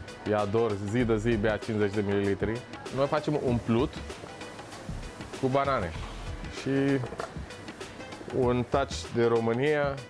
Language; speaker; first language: Romanian; non-native, learner; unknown